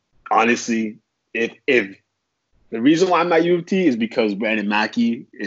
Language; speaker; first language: English; native; English